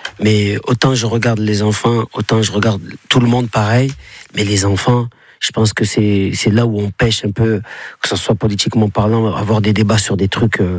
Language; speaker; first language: French; native; French